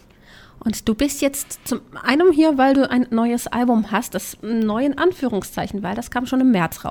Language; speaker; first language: German; native; German